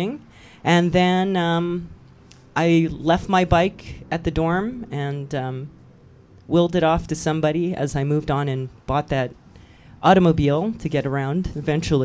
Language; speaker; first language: English; native; English